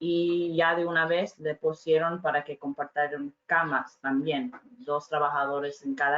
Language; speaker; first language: Spanish; non-native, fluent; English